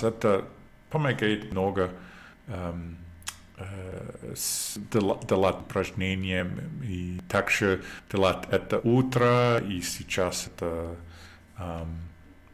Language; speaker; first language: Russian; non-native, learner; English